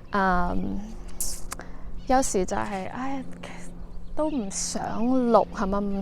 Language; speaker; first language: Cantonese; early bilingual, heritage; Cantonese